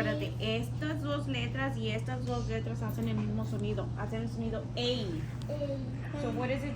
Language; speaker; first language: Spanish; early bilingual, heritage; Spanish